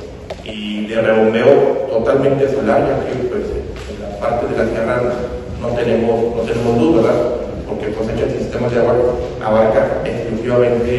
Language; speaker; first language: Spanish; native; Spanish